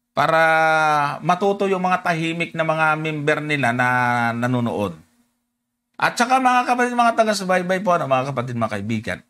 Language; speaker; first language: Filipino; non-native, local second language; Cebuano